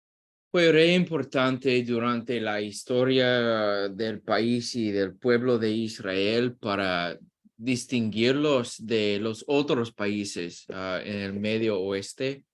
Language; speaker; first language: Spanish; non-native, fluent; English